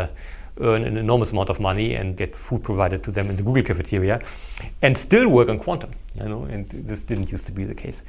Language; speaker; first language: English; non-native, fluent; German